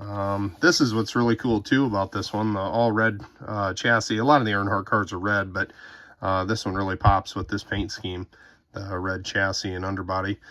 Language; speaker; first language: English; native; English